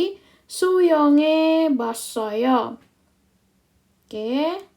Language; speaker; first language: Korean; non-native, fluent; Indonesian